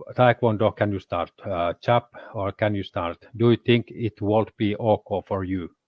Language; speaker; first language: English; non-native, learner; Finnish